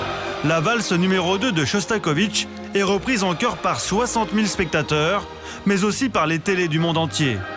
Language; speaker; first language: French; native; French